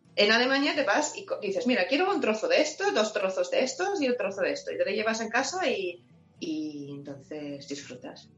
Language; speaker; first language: Spanish; non-native, fluent; German